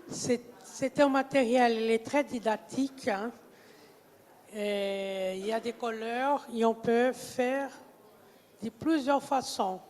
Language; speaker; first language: French; non-native, fluent; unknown